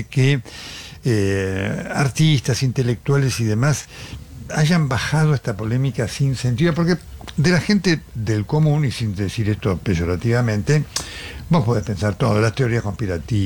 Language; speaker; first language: Spanish; native; Spanish